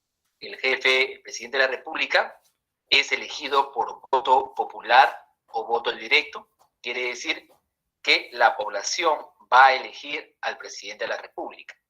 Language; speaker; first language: Spanish; native; Spanish